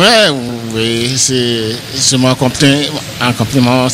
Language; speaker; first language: French; non-native, learner; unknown